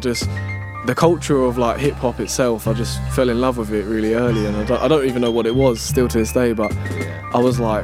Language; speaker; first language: English; native; English